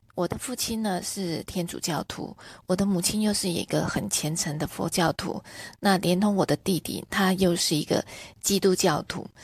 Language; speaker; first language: Chinese; native; Chinese